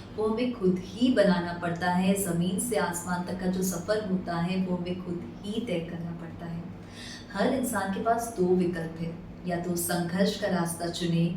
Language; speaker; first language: Hindi; non-native, local second language; Gujarati